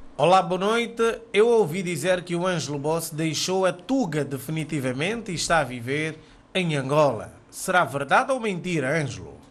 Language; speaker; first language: Portuguese; native; Portuguese